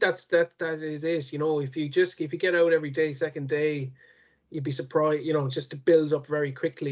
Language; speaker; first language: English; native; English